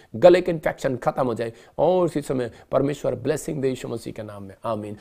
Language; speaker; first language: Hindi; non-native, local second language; Punjabi